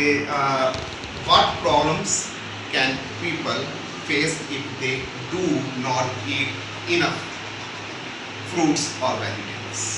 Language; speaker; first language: English; non-native, local second language; Hindi